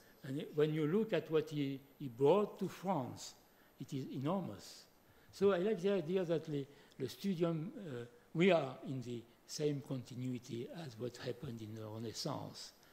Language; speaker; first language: English; non-native, fluent; French